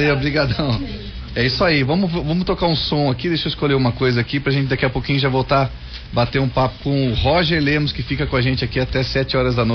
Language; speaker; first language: Portuguese; native; Portuguese